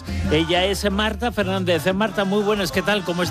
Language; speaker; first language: Spanish; native; Spanish